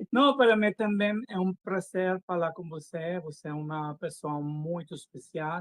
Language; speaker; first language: Portuguese; non-native, learner; Spanish